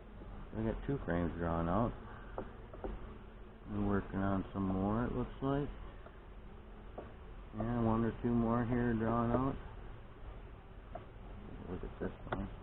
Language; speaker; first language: English; native; English